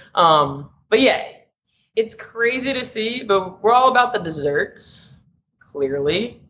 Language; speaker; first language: English; native; English